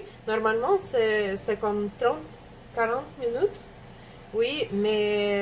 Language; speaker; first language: French; non-native, learner; Russian